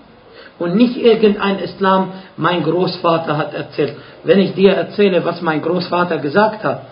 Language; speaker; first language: German; non-native, fluent; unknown